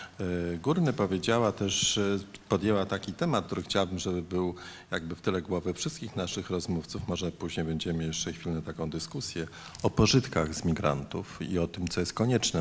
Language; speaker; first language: Polish; native; Polish